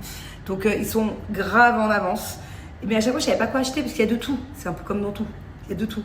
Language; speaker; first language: French; native; French